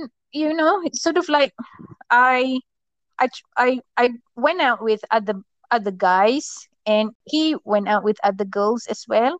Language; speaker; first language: English; non-native, local second language; Malay